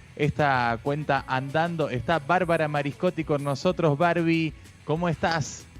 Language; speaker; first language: Spanish; native; Spanish